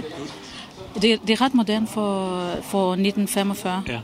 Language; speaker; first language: Danish; non-native, fluent; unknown